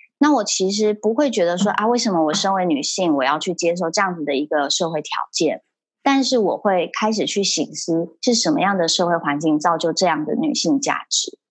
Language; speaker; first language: Chinese; early bilingual, heritage; Chinese